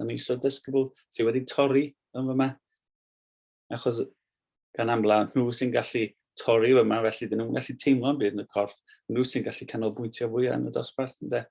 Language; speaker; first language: Welsh; native; Welsh